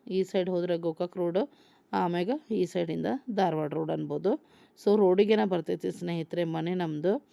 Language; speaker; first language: Kannada; native; Kannada